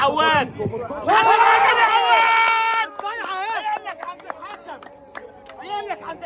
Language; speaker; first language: Arabic; native; Arabic